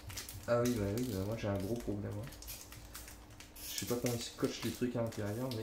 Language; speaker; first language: French; native; French